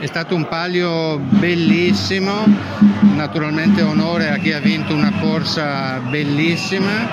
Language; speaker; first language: Italian; native; Italian